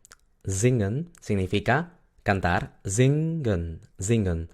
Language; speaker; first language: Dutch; non-native, fluent; Spanish